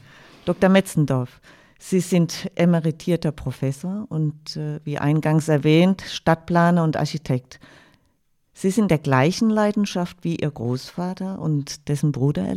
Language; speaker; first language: German; native; German